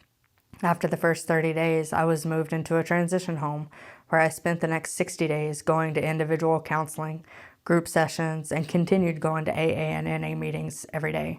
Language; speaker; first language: English; native; English